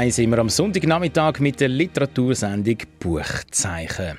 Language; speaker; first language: German; native; German